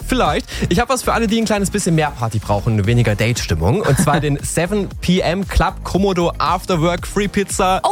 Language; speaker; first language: German; native; German